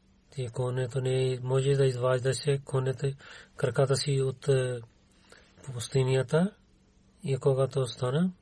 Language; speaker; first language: Bulgarian; non-native, learner; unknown